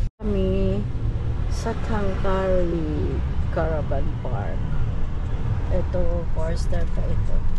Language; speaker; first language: Filipino; non-native, local second language; Cebuano